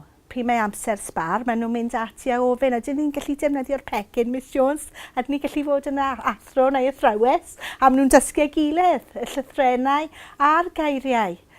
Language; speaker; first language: Welsh; native; Welsh